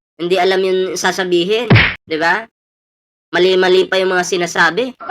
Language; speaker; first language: Filipino; non-native, local second language; Cebuano